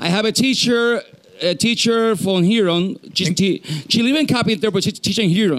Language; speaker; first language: English; non-native, local second language; Spanish